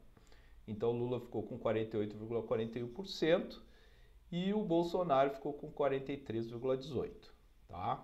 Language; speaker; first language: Portuguese; native; Portuguese